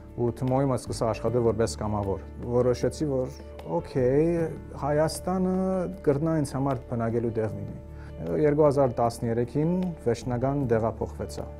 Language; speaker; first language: Armenian; early bilingual, heritage; Armenian